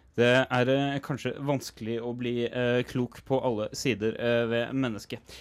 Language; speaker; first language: Norwegian; native; Norwegian